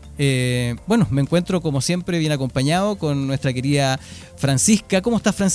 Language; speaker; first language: Spanish; native; Spanish